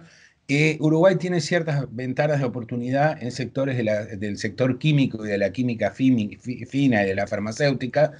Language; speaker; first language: Spanish; native; Spanish